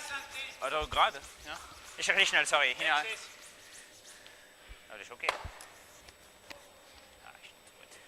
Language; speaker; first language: German; non-native, fluent; French